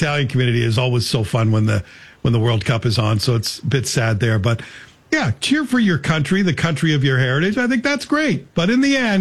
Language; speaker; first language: English; native; English